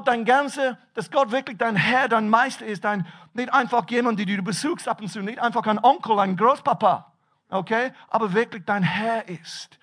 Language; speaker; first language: German; non-native, fluent; English